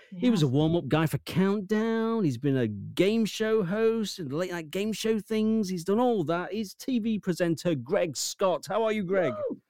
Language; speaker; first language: English; native; English